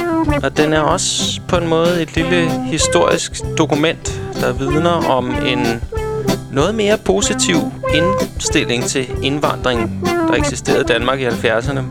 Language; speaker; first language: Danish; native; Danish